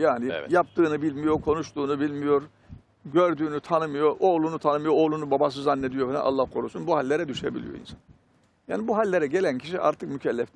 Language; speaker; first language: Turkish; native; Turkish